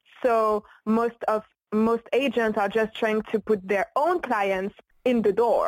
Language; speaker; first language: English; non-native, fluent; French